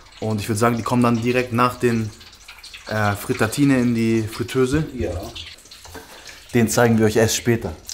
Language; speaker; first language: German; native; German